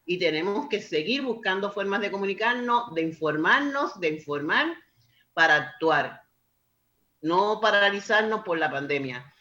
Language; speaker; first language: Spanish; native; Spanish